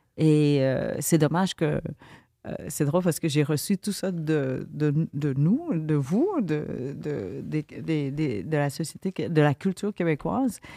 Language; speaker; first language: French; early bilingual, other home language; Vietnamese